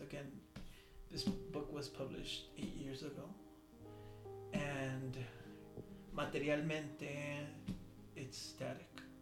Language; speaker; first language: English; early bilingual, other home language; Spanish